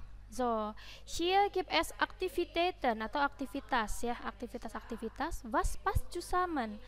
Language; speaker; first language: German; non-native, learner; Indonesian